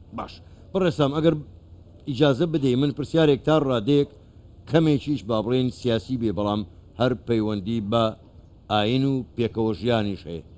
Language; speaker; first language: Central Kurdish; native; Central Kurdish